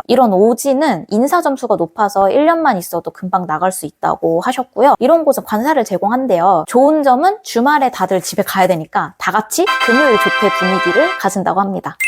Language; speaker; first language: Korean; native; Korean